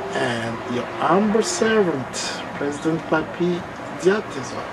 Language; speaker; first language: English; non-native, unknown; Lingala